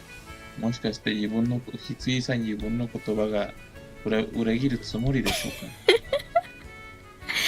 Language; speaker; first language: Japanese; non-native, fluent; Spanish